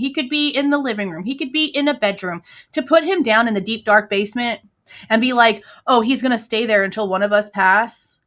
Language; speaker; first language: English; native; English